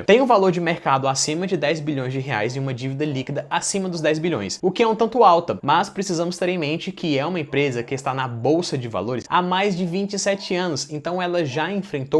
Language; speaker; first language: Portuguese; native; Portuguese